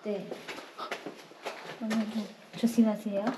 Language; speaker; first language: Korean; non-native, learner; Hmong